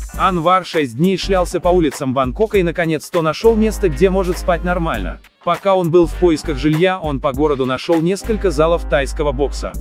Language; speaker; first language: Russian; non-native, local second language; Uzbek